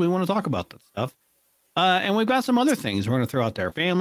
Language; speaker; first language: English; native; English